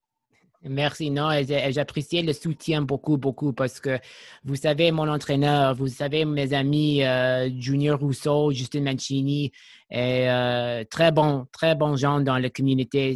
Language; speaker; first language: French; non-native, learner; English